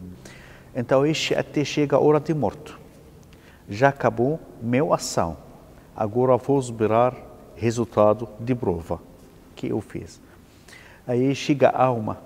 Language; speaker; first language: Portuguese; non-native, learner; Arabic